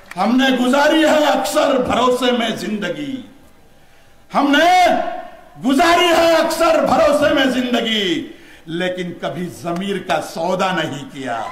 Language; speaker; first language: Hindi; non-native, local second language; Marathi